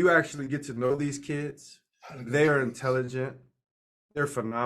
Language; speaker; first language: English; native; English